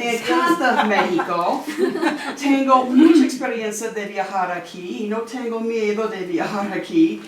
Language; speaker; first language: Spanish; non-native, fluent; English